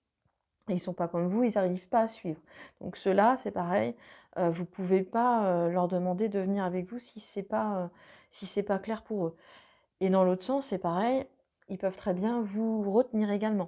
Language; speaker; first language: French; native; French